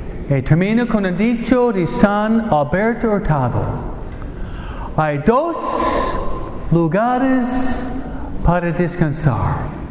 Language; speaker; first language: Spanish; non-native, fluent; English